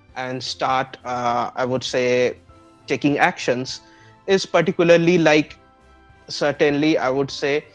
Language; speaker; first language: English; non-native, local second language; Bangla